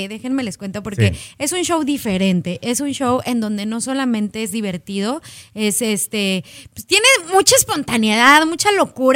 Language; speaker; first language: Spanish; native; Spanish